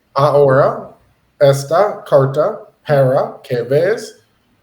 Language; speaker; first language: Spanish; non-native, learner; English